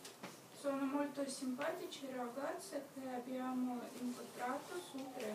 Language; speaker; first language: Italian; non-native, learner; Russian